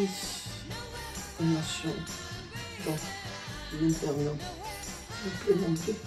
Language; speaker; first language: French; non-native, learner; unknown